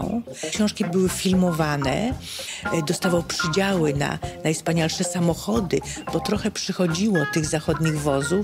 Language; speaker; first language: Polish; native; Polish